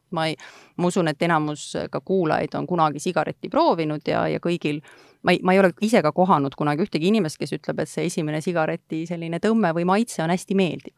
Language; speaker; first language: Estonian; native; Estonian